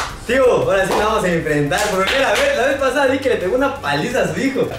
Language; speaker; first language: Spanish; native; Spanish